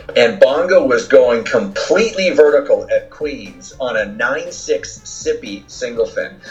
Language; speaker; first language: English; native; English